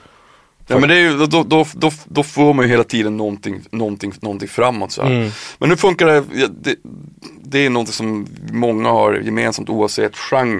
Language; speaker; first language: Swedish; native; Swedish